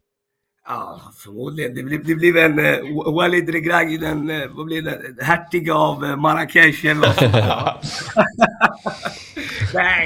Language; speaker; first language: Swedish; early bilingual, other home language; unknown